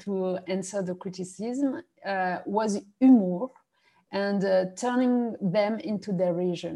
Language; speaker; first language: English; non-native, fluent; French